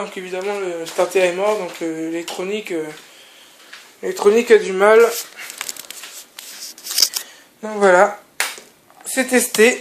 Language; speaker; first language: French; native; French